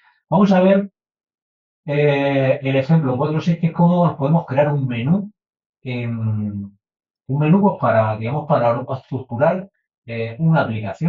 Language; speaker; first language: Spanish; native; Spanish